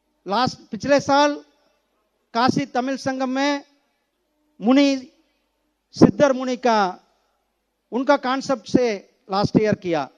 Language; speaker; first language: Hindi; non-native, local second language; Tamil